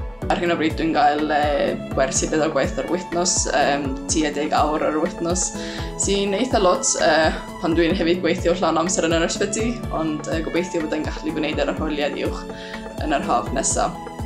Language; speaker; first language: Welsh; non-native, fluent; Estonian